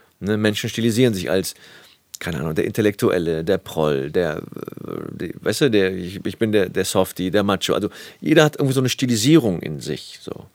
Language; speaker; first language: German; native; German